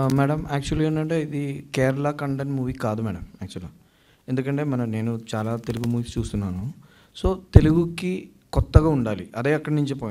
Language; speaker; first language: Telugu; non-native, learner; Malayalam